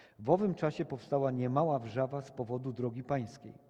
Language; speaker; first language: Polish; native; Polish